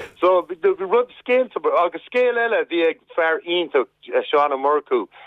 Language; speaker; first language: Irish; non-native, local second language; English